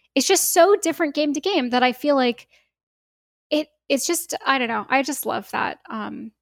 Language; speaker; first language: English; native; English